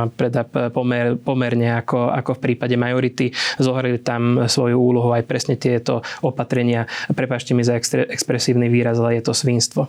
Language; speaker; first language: Slovak; non-native, local second language; Hungarian